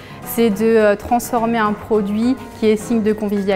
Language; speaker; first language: French; native; French